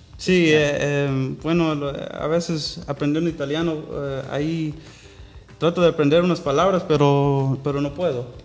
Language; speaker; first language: Spanish; early bilingual, heritage; Spanish